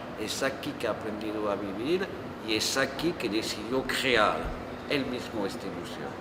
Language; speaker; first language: Spanish; non-native, fluent; French